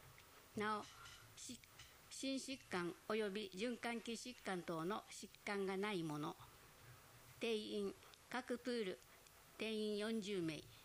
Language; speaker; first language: Japanese; native; Japanese